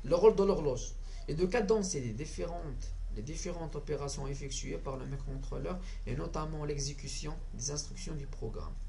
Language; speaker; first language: French; non-native, local second language; Arabic